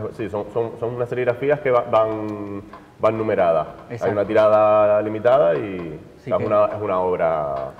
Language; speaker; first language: Spanish; native; Spanish